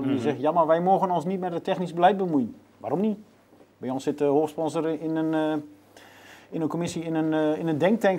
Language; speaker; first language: Dutch; native; Dutch